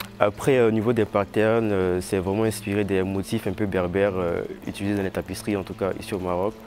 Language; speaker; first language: French; native; French